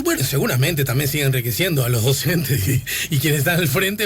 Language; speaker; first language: Spanish; native; Spanish